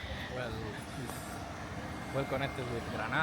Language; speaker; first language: English; non-native, fluent; Spanish